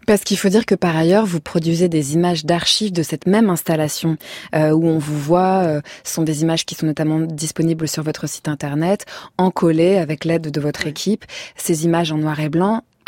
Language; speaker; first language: French; native; French